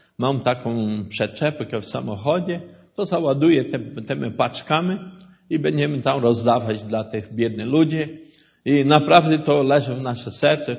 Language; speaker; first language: Polish; non-native, learner; Portuguese